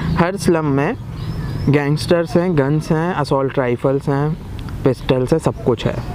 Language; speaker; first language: Hindi; native; Hindi